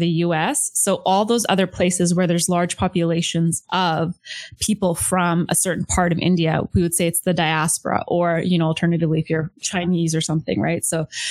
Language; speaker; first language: English; native; English